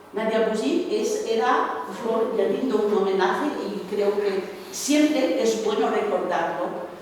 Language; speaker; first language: Spanish; non-native, fluent; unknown